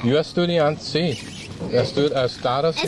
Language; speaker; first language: Spanish; non-native, learner; English